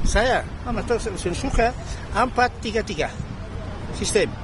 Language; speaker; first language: Indonesian; early bilingual, heritage; Dutch